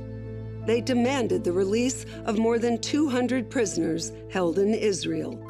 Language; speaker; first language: English; native; English